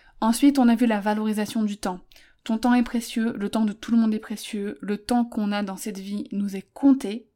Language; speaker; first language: French; native; French